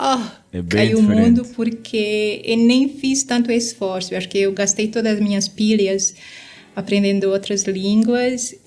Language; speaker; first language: Portuguese; non-native, fluent; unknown